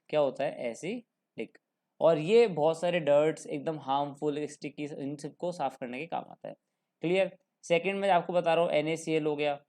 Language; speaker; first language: Hindi; native; Hindi